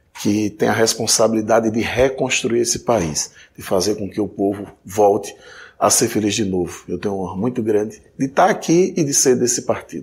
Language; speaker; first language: Portuguese; native; Portuguese